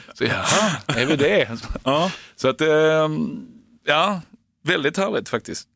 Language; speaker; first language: Swedish; native; Swedish